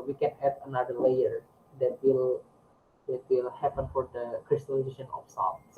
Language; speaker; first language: English; non-native, learner; Indonesian